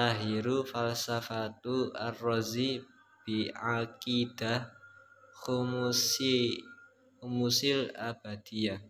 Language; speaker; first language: Arabic; non-native, learner; Indonesian